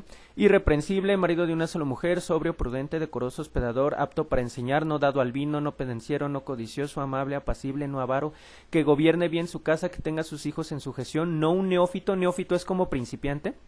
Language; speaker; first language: Spanish; native; Spanish